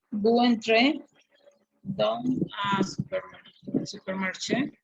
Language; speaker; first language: French; non-native, learner; Spanish